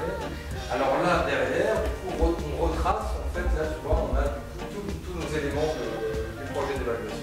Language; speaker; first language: French; native; French